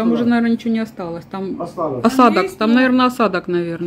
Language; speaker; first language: Russian; native; Russian